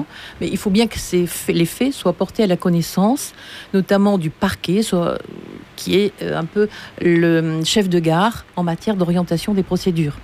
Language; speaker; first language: French; native; French